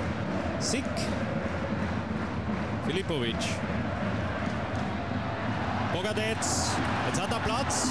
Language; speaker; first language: German; native; German